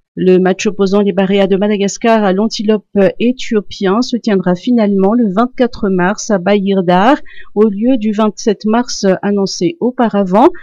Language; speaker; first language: French; non-native, local second language; Malagasy